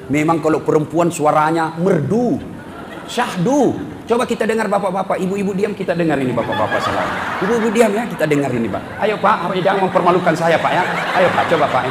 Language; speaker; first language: Indonesian; non-native, local second language; Buginese